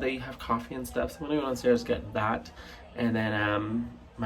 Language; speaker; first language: English; native; English